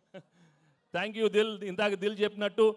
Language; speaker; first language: Telugu; native; Telugu